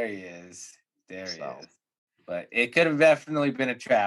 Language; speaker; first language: English; native; English